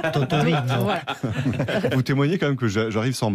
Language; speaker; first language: French; native; French